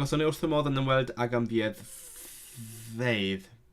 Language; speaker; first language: Welsh; non-native, learner; Cantonese